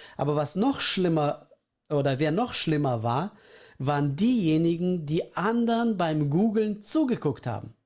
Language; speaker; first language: German; early bilingual, other home language; Russian